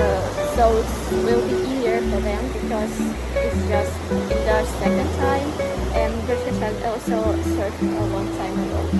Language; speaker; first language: English; non-native, learner; Russian